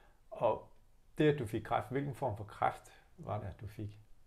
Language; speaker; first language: Danish; native; Danish